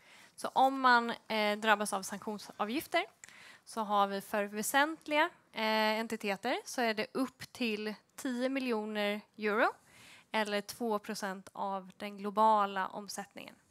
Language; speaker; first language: Swedish; native; Swedish